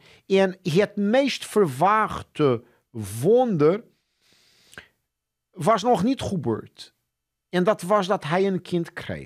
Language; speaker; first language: Dutch; non-native, fluent; Portuguese